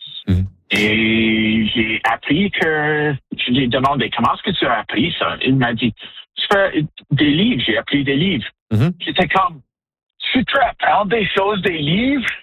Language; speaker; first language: French; non-native, local second language; English